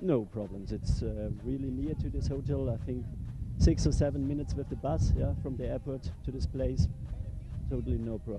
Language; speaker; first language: English; non-native, learner; German